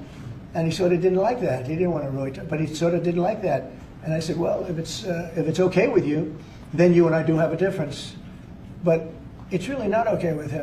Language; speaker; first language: English; native; English